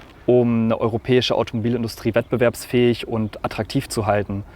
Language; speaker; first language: German; native; German